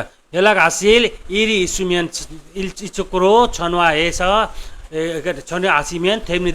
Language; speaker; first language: Korean; non-native, fluent; Nepali